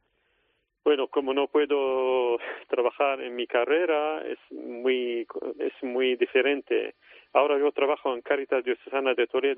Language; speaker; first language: Spanish; non-native, fluent; Arabic